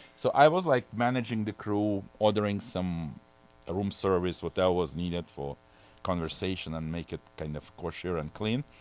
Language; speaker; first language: English; non-native, fluent; Russian